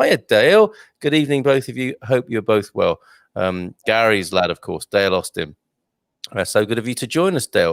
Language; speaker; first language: English; native; English